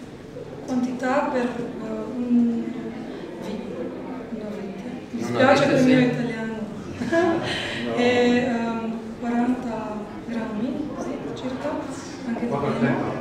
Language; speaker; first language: Italian; non-native, learner; Slovenian